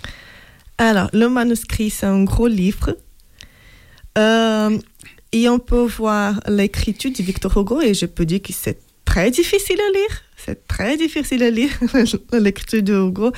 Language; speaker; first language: French; non-native, fluent; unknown